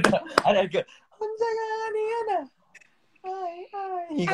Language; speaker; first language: Korean; early bilingual, heritage; English